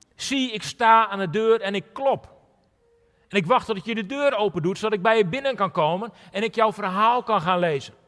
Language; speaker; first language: Dutch; native; Dutch